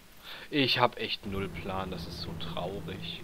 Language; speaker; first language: German; native; German